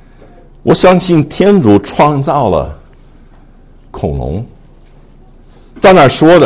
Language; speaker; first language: Chinese; non-native, fluent; English